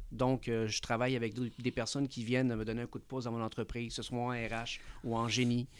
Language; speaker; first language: French; early bilingual, other home language; Spanish